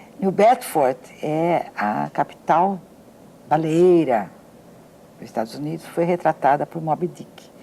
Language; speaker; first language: Portuguese; native; Portuguese